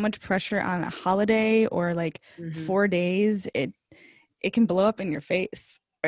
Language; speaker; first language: English; native; English